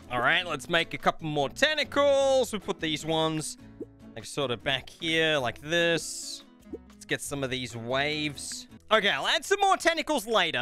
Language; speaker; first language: English; native; English